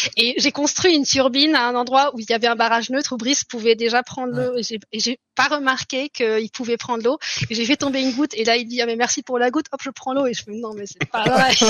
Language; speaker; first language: French; early bilingual, heritage; German